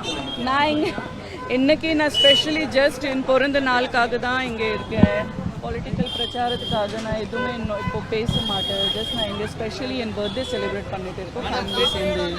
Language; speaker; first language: Tamil; non-native, fluent; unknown